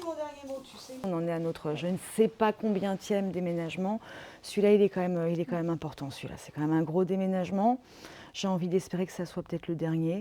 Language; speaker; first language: French; native; French